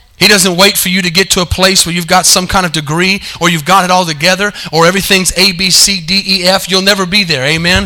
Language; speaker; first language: English; native; English